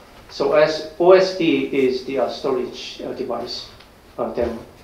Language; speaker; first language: English; non-native, learner; Korean